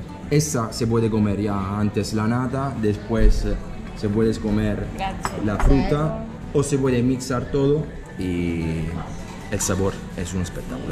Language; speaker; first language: Spanish; non-native, fluent; Italian